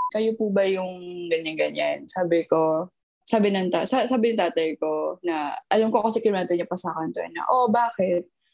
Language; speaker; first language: Filipino; early bilingual, heritage; Filipino